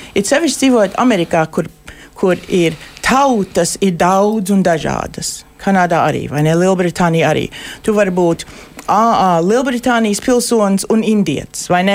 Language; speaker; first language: Latvian; early bilingual, heritage; Latvian